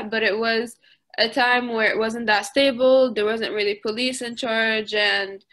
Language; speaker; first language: English; early bilingual, other home language; Arabic